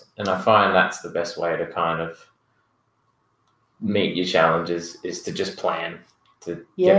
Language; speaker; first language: English; native; English